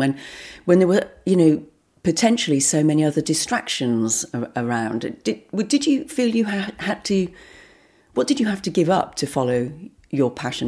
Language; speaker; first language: English; native; English